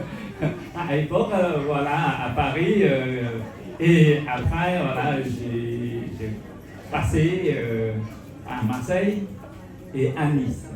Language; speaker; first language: French; non-native, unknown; Khmer